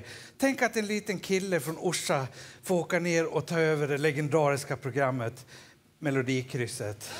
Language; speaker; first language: Swedish; native; Swedish